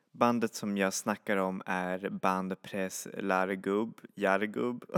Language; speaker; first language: Swedish; native; Swedish